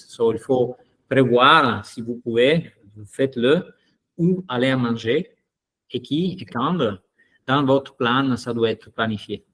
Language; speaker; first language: French; non-native, fluent; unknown